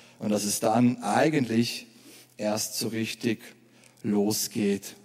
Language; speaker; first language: German; native; German